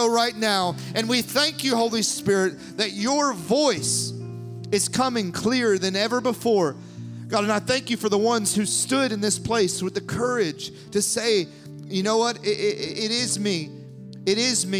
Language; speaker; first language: English; native; English